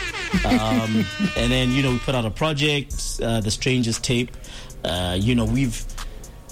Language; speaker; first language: English; non-native, local second language; Tswana